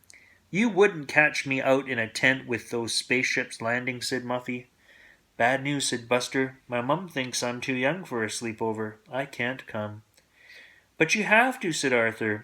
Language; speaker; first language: English; native; English